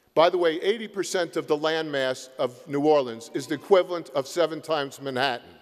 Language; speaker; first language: English; native; English